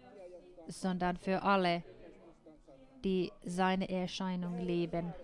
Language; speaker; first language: German; non-native, fluent; Finnish